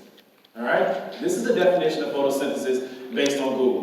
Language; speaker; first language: English; native; English